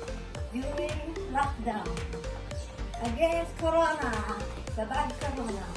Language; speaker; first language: English; non-native, local second language; Filipino